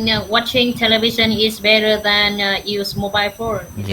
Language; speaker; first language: English; non-native, learner; Vietnamese